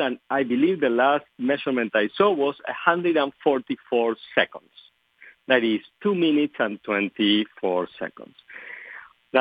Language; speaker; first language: English; non-native, fluent; Spanish